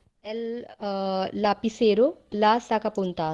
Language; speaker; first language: Spanish; non-native, learner; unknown